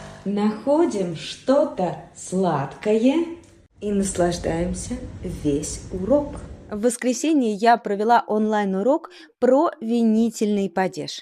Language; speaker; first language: Russian; non-native, fluent; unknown